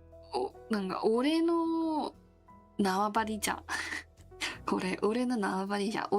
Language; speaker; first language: Japanese; non-native, learner; Korean